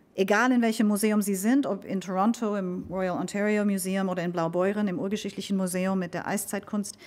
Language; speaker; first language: German; native; German